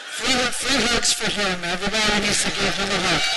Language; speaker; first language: English; native; English